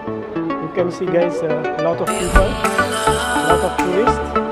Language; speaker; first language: English; non-native, learner; Hindi